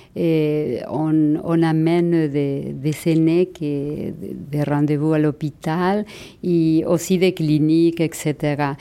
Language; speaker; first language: French; non-native, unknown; Spanish